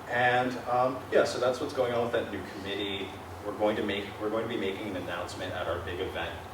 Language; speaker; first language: English; native; English